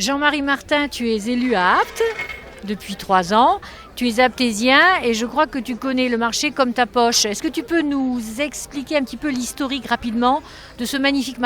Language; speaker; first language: French; native; French